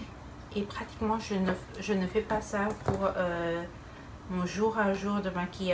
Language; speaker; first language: French; non-native, fluent; Spanish